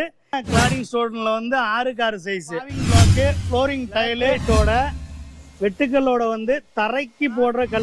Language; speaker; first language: Tamil; native; Tamil